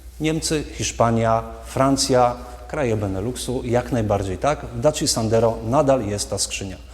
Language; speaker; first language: Polish; native; Polish